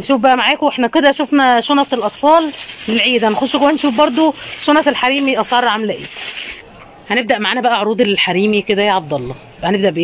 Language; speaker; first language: Arabic; native; Arabic